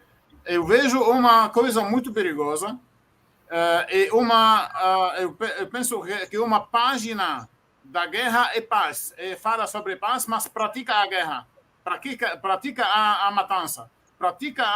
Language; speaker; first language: Portuguese; non-native, fluent; Arabic